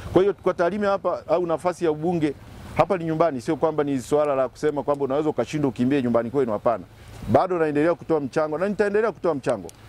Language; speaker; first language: Swahili; native; Swahili